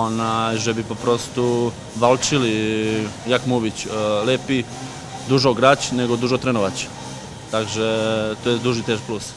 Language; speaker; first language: Polish; non-native, fluent; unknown